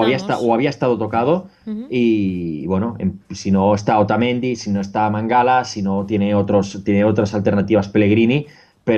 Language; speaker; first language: Spanish; native; Spanish